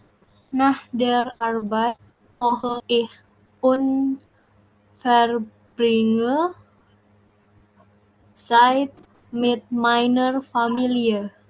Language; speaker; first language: German; non-native, learner; Indonesian